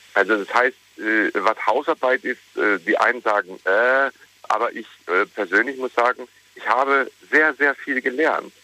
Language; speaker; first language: German; native; German